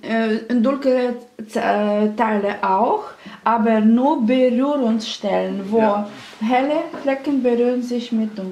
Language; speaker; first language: German; non-native, learner; Russian